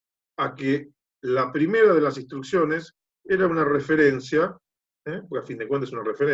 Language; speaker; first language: Spanish; native; Spanish